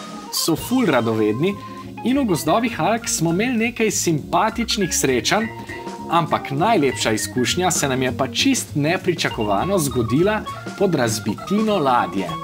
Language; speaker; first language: Slovenian; native; Slovenian